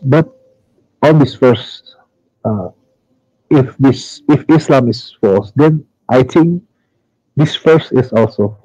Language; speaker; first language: English; non-native, learner; Indonesian